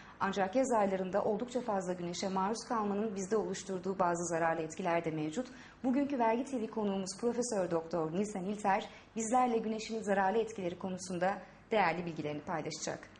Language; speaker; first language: Turkish; native; Turkish